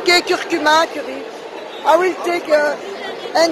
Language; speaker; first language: English; non-native, learner; French